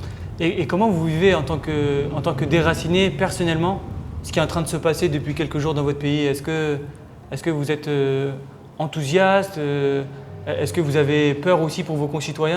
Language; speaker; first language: French; native; French